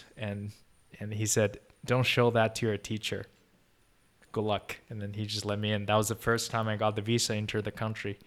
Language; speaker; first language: English; non-native, fluent; Chinese